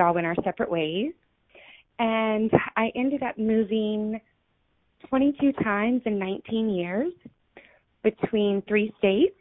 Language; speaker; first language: English; native; English